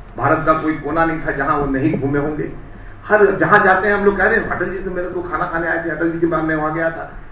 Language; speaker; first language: Hindi; native; Hindi